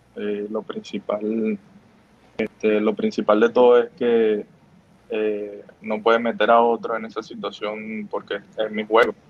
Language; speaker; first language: Spanish; native; Spanish